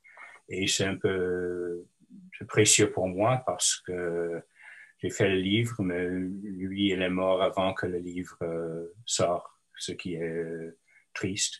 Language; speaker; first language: French; non-native, local second language; English